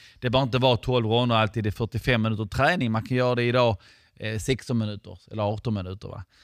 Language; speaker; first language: Swedish; non-native, fluent; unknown